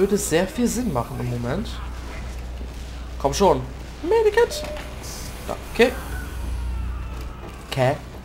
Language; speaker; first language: German; native; German